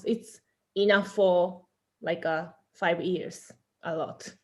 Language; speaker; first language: English; non-native, learner; Japanese